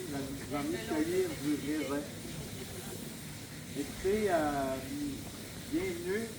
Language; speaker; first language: French; native; French